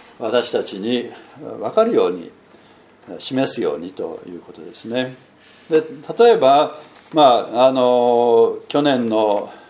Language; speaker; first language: Japanese; non-native, fluent; English